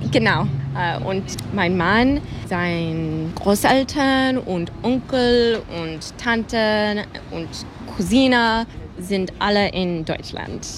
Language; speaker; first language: German; non-native, learner; English